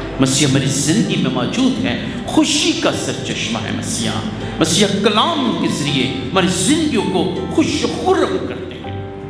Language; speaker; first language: Urdu; non-native, local second language; Punjabi